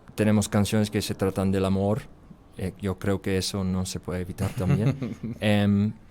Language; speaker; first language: Spanish; non-native, fluent; English